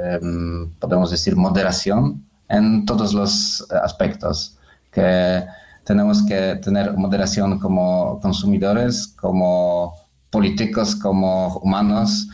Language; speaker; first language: Spanish; non-native, learner; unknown